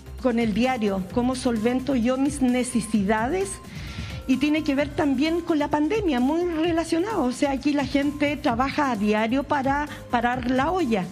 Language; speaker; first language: Spanish; native; Spanish